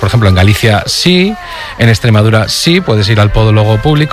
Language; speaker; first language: Spanish; native; Spanish